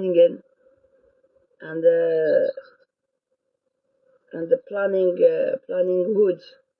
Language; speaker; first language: Dutch; non-native, learner; French